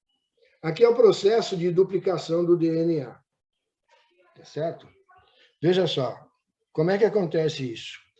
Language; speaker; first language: Portuguese; native; Portuguese